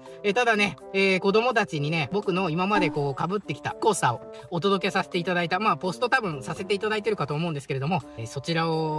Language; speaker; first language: Japanese; native; Japanese